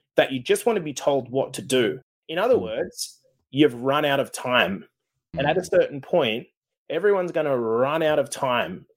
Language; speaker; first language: English; native; English